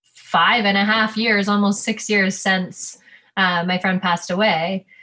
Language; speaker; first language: English; native; English